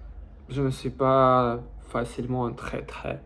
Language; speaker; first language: French; non-native, learner; Russian